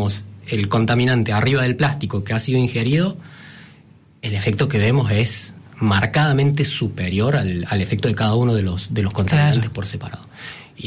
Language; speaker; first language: Spanish; native; Spanish